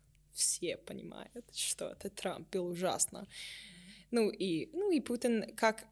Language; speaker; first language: Russian; non-native, learner; English